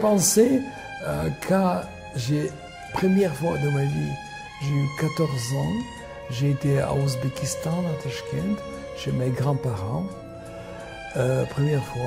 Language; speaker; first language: French; non-native, fluent; Russian